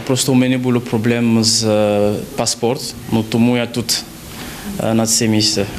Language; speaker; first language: Ukrainian; non-native, learner; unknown